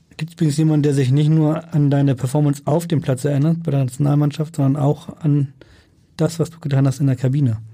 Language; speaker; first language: German; native; German